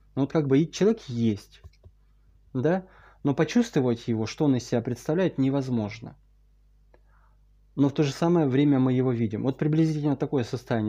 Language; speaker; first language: Russian; native; Russian